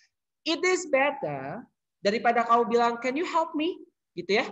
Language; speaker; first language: Indonesian; native; Indonesian